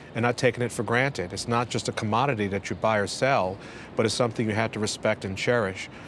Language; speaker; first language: English; native; English